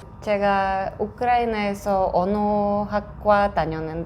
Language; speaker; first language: Korean; non-native, fluent; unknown